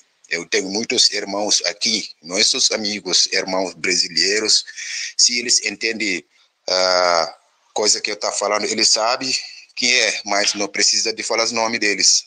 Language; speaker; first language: Portuguese; non-native, learner; Wolof